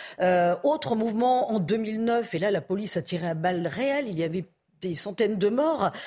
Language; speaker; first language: French; native; French